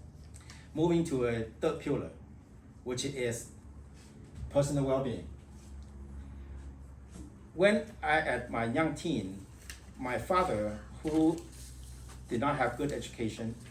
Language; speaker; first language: English; non-native, fluent; Vietnamese